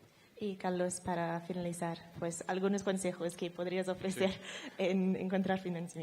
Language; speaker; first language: Spanish; non-native, fluent; English